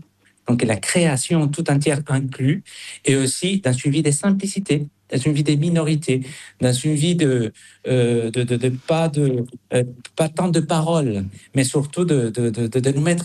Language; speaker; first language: French; non-native, fluent; Spanish